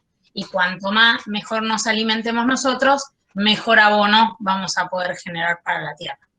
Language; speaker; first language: Spanish; native; Spanish